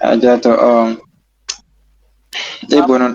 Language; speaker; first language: Arabic; non-native, learner; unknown